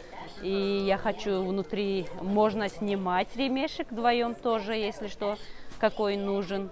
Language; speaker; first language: Russian; non-native, learner; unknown